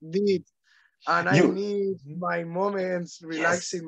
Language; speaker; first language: English; non-native, learner; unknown